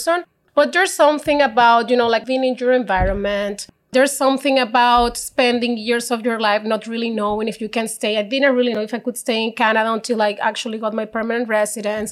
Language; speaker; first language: English; non-native, fluent; Spanish